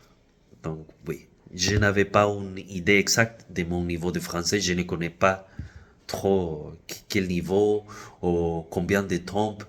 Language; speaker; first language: French; non-native, fluent; Spanish